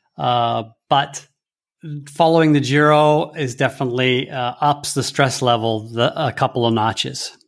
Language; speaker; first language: English; early bilingual, heritage; English